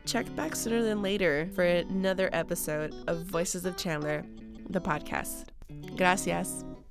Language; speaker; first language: English; early bilingual, other home language; Spanish